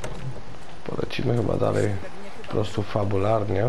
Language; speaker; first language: Polish; native; Polish